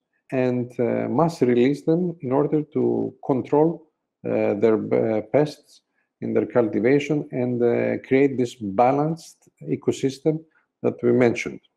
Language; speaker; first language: English; non-native, fluent; Greek